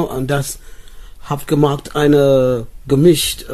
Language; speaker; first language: German; non-native, learner; English